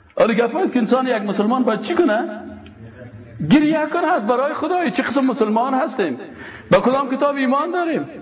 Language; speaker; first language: Persian; native; Persian